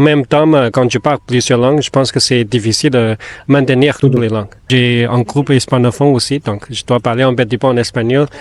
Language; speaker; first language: French; non-native, fluent; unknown